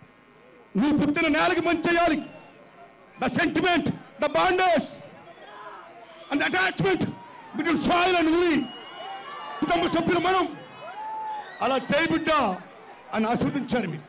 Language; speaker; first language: Telugu; native; Telugu